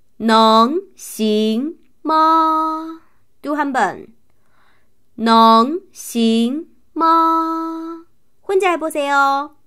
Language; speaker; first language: Korean; non-native, fluent; Chinese